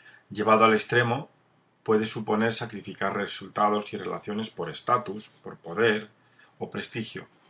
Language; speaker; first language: Spanish; native; Spanish